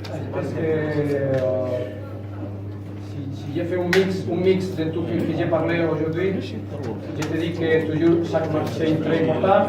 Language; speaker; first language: French; non-native, fluent; Spanish